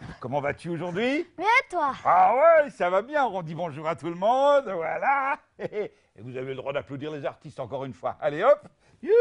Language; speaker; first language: French; native; French